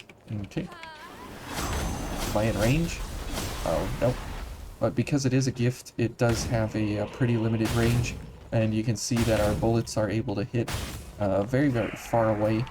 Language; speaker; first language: English; native; English